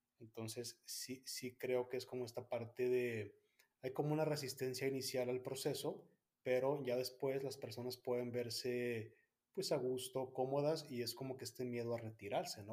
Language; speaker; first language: Spanish; native; Spanish